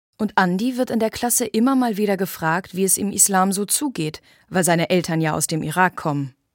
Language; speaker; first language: German; native; German